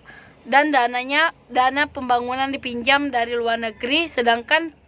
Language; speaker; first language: Indonesian; native; Indonesian